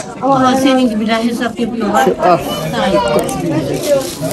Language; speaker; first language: Turkish; native; Turkish